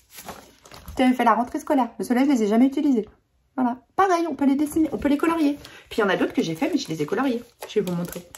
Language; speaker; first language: French; native; French